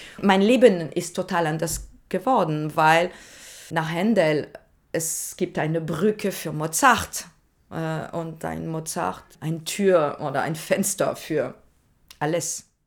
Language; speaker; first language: German; non-native, learner; French